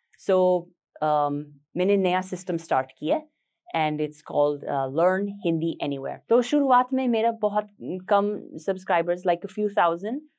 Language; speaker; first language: Hindi; non-native, fluent; English